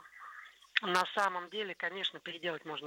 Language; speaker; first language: Russian; native; Russian